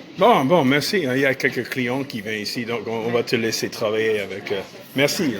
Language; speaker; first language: French; non-native, fluent; English